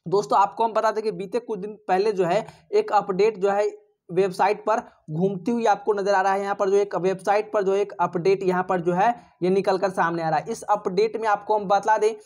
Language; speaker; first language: Hindi; native; Hindi